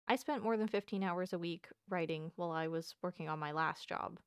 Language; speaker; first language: English; native; English